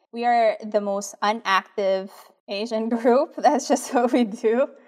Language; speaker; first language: English; early bilingual, other home language; Filipino